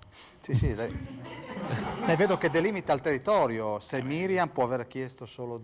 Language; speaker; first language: Italian; native; Italian